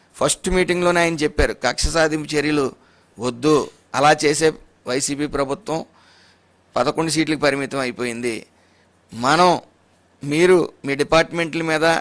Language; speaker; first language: Telugu; native; Telugu